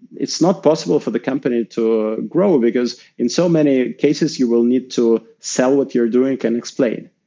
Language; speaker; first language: English; non-native, fluent; Russian